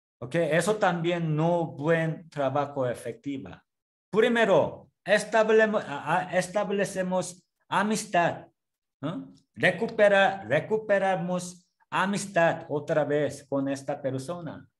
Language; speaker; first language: Spanish; non-native, learner; Korean